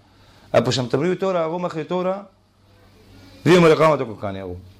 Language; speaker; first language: Greek; non-native, learner; Kurdish